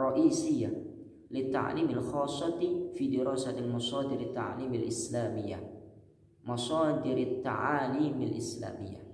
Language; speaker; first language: Arabic; non-native, learner; Indonesian